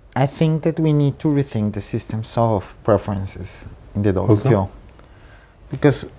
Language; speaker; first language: English; non-native, fluent; Spanish